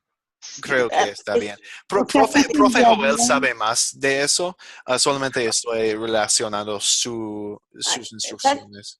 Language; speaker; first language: Spanish; non-native, fluent; English